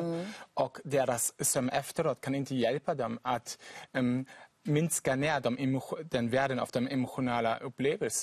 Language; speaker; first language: Swedish; non-native, fluent; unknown